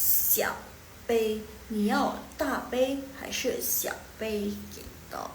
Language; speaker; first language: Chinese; non-native, fluent; Indonesian